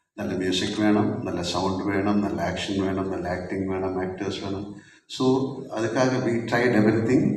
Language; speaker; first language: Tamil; non-native, learner; Malayalam